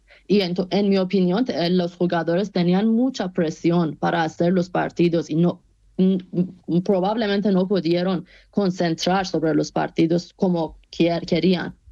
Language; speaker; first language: Spanish; non-native, fluent; Persian